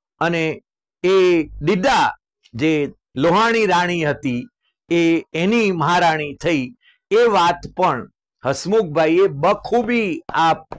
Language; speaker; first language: Gujarati; native; Gujarati